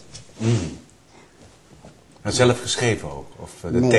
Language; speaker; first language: Dutch; native; Dutch